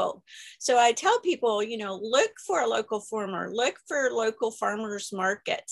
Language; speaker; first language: English; native; English